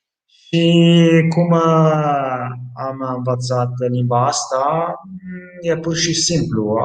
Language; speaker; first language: Romanian; non-native, fluent; Italian